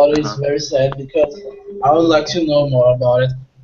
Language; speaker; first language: English; non-native, fluent; Portuguese